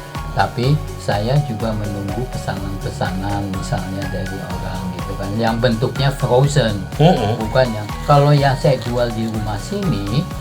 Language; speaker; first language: Indonesian; non-native, local second language; Dutch